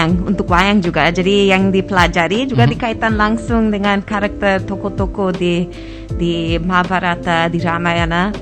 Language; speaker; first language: Indonesian; non-native, fluent; English